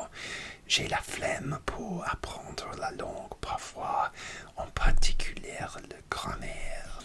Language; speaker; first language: French; non-native, learner; English